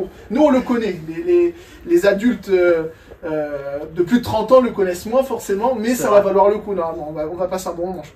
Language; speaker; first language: French; native; French